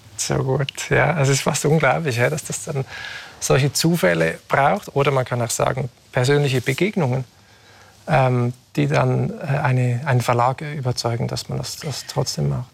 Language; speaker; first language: German; native; German